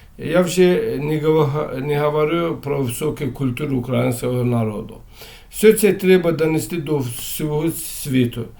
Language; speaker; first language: Ukrainian; non-native, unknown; Azerbaijani